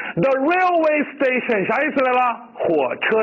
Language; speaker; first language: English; non-native, fluent; Chinese